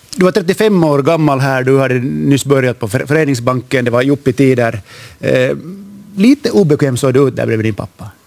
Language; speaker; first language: Swedish; native; Swedish